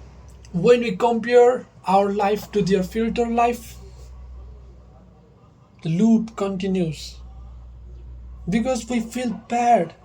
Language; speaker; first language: English; non-native, local second language; Nepali